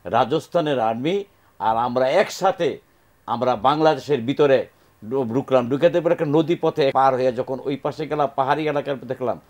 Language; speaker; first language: Bangla; native; Bangla